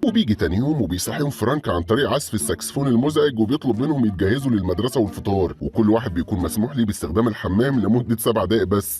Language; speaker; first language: Arabic; native; Arabic